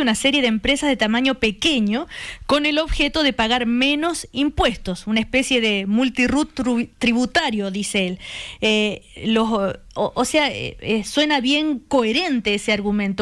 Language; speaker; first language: Spanish; native; Spanish